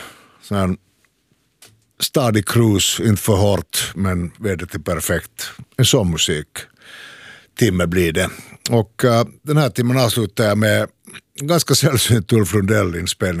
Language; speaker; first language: Swedish; native; Swedish